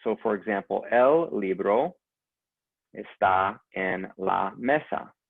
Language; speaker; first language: Spanish; non-native, fluent; English